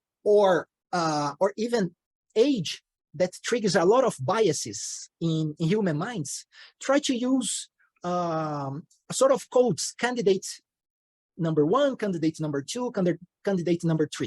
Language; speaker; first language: English; non-native, fluent; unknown